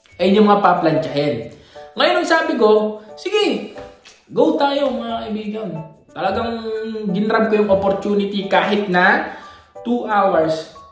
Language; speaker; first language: Filipino; native; Filipino